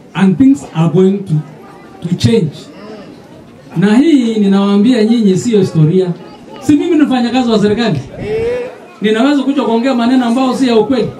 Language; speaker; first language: Swahili; non-native, local second language; Kalenjin